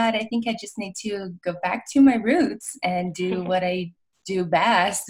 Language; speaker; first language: English; non-native, fluent; Portuguese